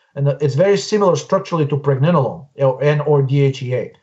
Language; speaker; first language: English; non-native, fluent; Bulgarian